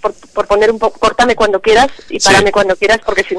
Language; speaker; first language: Spanish; native; Spanish